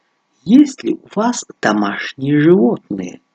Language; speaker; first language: Russian; non-native, local second language; Tajik